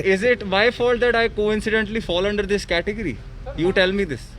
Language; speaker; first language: English; non-native, local second language; Punjabi